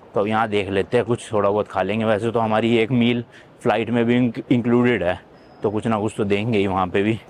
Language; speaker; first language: Hindi; native; Hindi